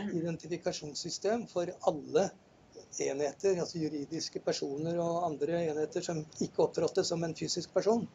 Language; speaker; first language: Norwegian; native; Norwegian